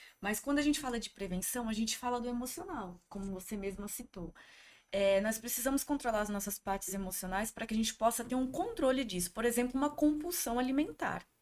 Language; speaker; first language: Portuguese; native; Portuguese